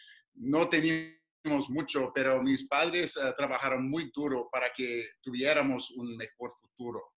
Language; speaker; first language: Spanish; non-native, fluent; English